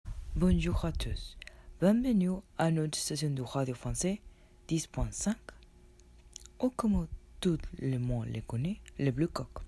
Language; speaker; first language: French; non-native, learner; Spanish